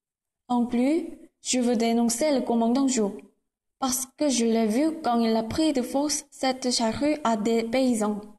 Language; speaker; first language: French; non-native, learner; Korean